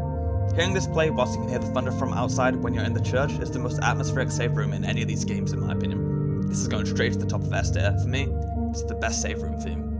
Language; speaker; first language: English; native; English